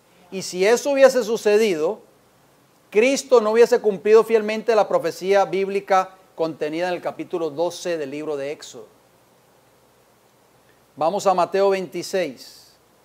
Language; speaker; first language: Spanish; native; Spanish